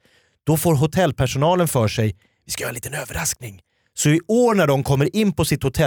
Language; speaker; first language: Swedish; native; Swedish